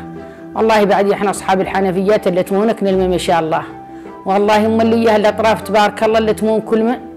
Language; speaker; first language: Arabic; native; Arabic